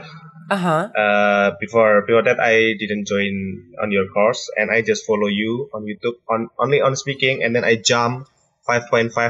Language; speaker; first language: English; non-native, learner; Indonesian